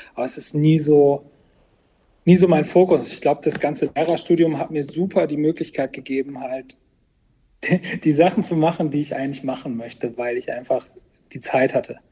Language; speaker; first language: German; native; German